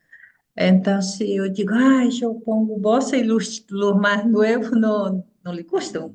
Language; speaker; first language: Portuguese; non-native, fluent; Spanish